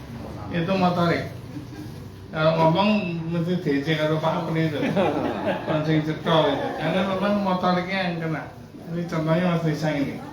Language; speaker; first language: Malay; non-native, local second language; Javanese